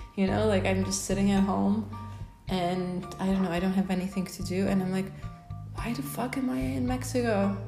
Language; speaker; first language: English; non-native, fluent; Polish